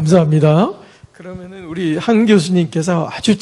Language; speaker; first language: Korean; native; Korean